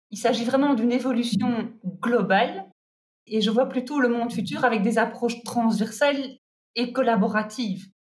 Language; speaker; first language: French; native; French